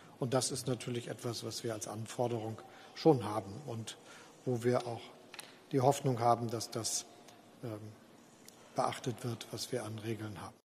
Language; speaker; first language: German; native; German